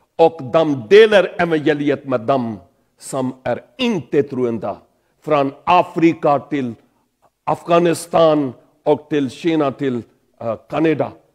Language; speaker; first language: Swedish; non-native, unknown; Pahari-Potwari